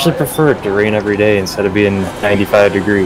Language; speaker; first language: English; native; English